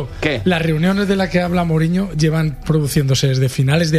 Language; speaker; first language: Spanish; native; Spanish